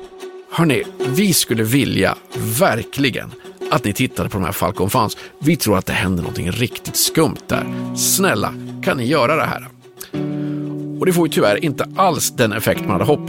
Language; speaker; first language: Swedish; native; Swedish